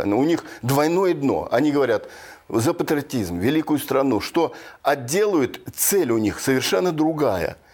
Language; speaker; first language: Russian; native; Russian